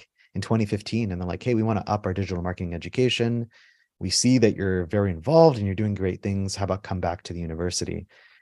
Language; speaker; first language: English; native; English